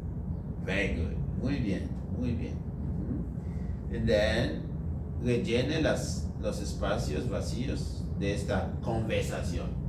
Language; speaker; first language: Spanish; non-native, fluent; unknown